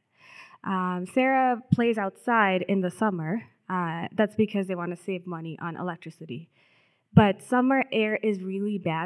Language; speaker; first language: English; non-native, local second language; Telugu